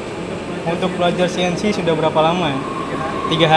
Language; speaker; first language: Indonesian; native; Indonesian